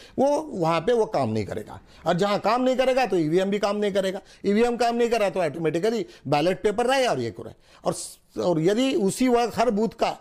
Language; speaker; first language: Hindi; non-native, local second language; Marathi